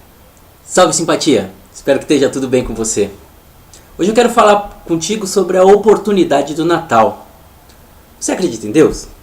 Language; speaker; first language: Portuguese; native; Portuguese